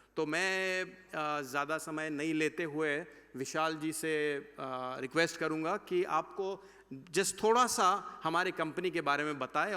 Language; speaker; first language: Hindi; non-native, local second language; Marathi